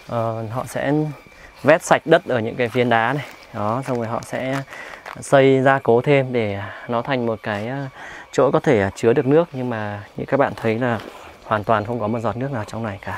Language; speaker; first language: Vietnamese; native; Vietnamese